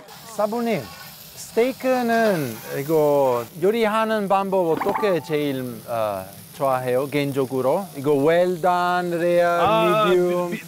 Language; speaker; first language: Korean; non-native, fluent; Italian